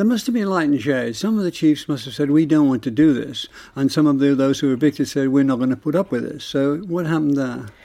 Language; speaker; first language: English; native; English